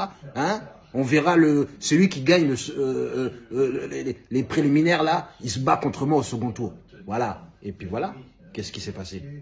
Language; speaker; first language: French; native; French